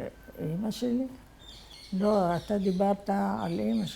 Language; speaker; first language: Hebrew; non-native, fluent; Arabic